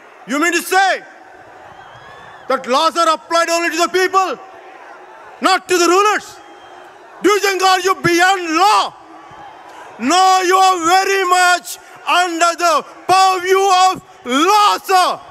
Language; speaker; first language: English; non-native, local second language; Telugu